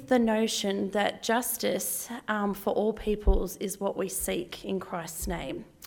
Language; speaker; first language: English; native; English